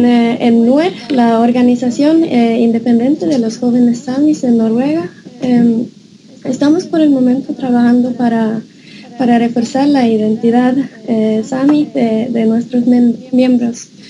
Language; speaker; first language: Spanish; non-native, fluent; Norwegian